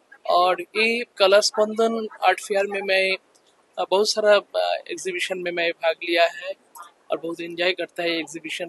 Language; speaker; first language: Hindi; non-native, local second language; Bangla